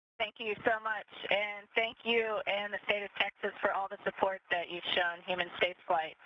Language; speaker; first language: English; native; English